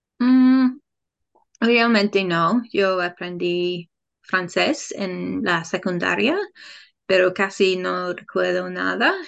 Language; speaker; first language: Spanish; non-native, learner; English